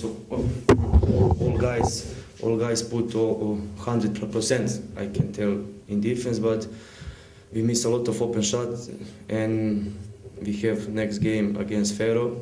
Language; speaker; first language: English; non-native, learner; Serbian